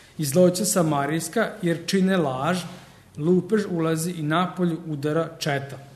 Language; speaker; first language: Serbian; early bilingual, heritage; Serbian